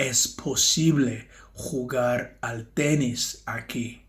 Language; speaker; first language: Spanish; non-native, fluent; English